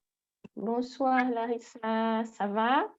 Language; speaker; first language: French; non-native, learner; Portuguese